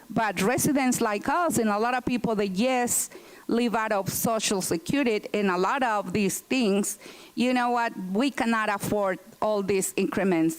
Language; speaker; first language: English; non-native, fluent; Spanish